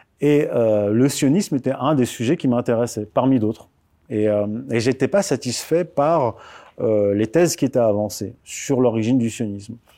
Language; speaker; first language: French; early bilingual, other home language; Berber languages